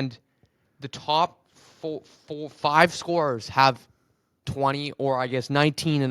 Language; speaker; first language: English; native; English